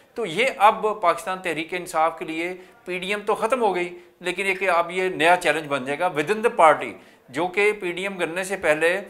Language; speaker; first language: Urdu; native; Urdu